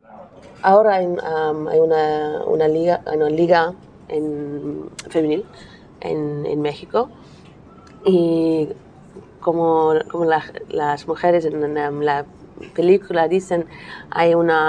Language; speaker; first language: Spanish; non-native, learner; English